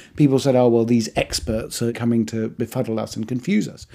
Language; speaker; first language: English; early bilingual, other home language; Persian